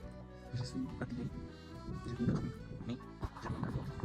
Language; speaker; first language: French; non-native, learner; Spanish